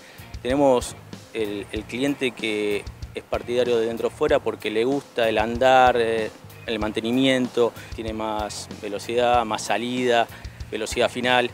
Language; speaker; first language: Spanish; native; Spanish